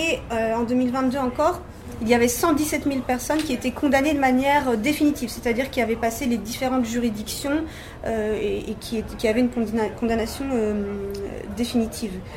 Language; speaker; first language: French; native; French